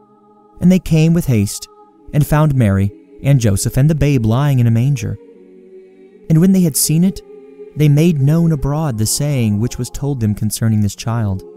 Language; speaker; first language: English; native; English